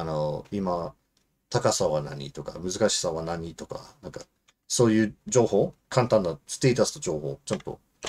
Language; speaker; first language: Japanese; non-native, fluent; English